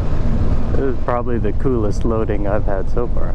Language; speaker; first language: English; native; English